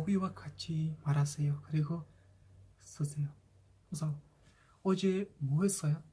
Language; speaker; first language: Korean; non-native, fluent; Kazakh